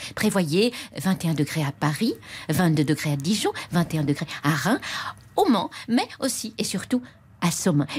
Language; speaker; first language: French; native; French